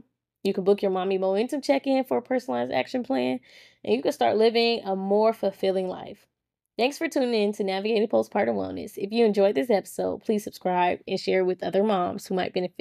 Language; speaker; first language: English; native; English